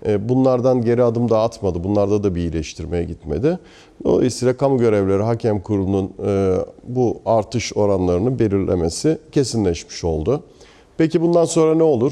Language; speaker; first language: Turkish; native; Turkish